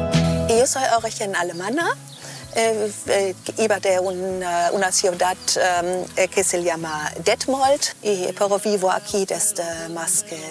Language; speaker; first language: Spanish; non-native, fluent; German